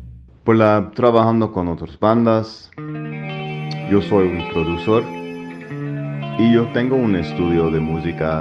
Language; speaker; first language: Spanish; non-native, learner; English